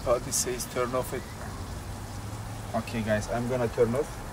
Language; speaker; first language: English; non-native, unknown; Turkish